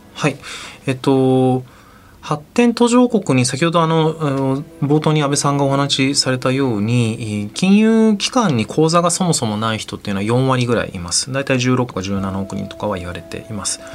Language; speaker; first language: Japanese; native; Japanese